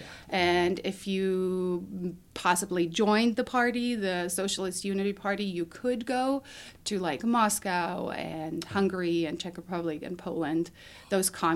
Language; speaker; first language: English; non-native, fluent; German